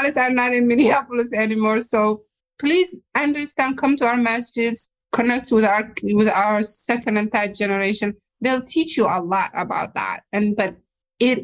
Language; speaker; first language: English; non-native, fluent; Somali